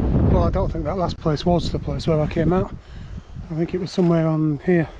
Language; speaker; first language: English; native; English